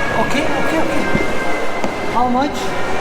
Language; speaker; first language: English; non-native, learner; Turkish